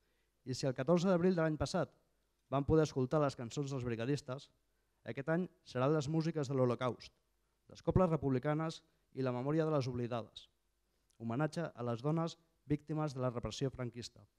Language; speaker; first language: Catalan; native; Catalan